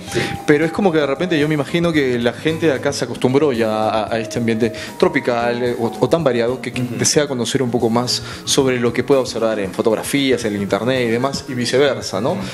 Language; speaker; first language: Spanish; native; Spanish